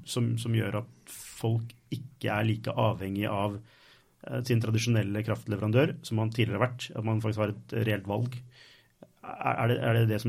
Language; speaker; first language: Norwegian; native; Norwegian